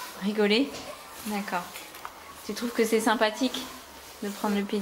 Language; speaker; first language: French; native; French